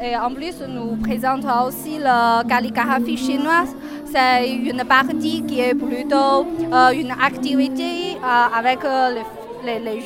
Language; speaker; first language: French; non-native, fluent; Chinese